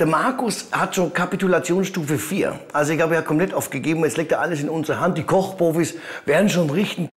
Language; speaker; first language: German; native; German